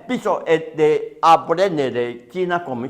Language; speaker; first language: Spanish; non-native, learner; Chinese